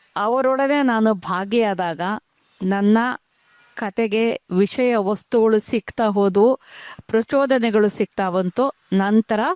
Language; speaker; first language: Kannada; non-native, local second language; Urdu